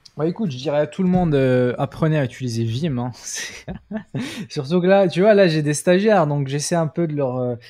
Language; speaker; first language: French; non-native, local second language; Arabic